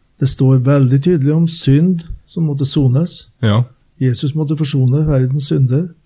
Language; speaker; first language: Norwegian; native; Norwegian